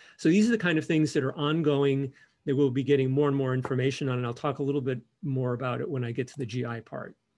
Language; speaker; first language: English; native; English